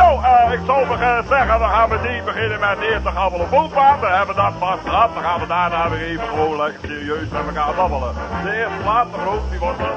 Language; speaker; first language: Dutch; native; Dutch